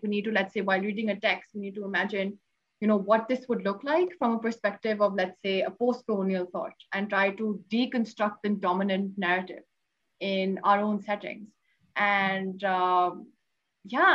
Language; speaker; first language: English; non-native, local second language; Urdu